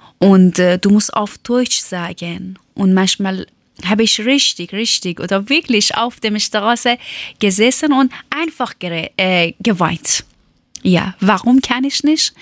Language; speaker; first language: German; non-native, learner; Persian